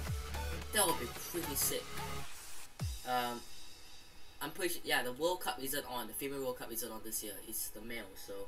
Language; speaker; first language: English; native; English